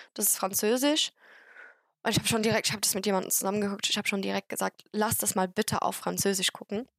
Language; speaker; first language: German; non-native, fluent; English